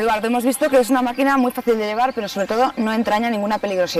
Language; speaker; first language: Spanish; native; Spanish